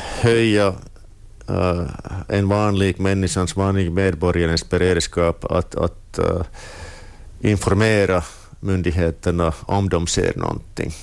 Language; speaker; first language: Swedish; non-native, local second language; Finnish